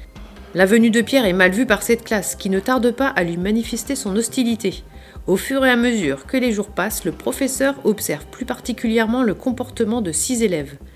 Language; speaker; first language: French; native; French